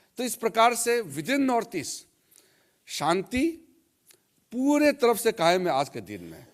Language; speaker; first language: Hindi; non-native, local second language; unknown